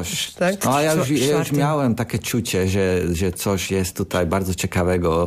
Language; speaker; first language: Polish; non-native, learner; Slovak